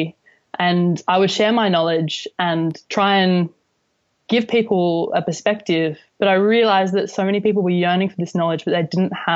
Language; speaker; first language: English; native; English